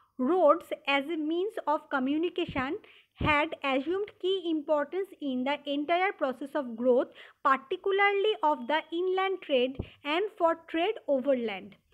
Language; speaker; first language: English; non-native, local second language; Bangla